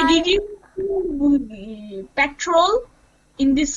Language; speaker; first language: English; non-native, learner; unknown